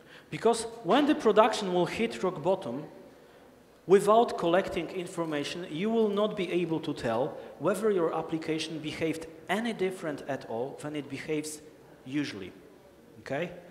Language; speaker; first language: English; non-native, fluent; Polish